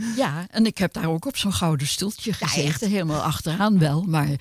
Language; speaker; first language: Dutch; native; Dutch